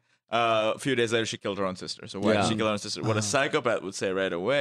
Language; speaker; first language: English; non-native, local second language; Hindi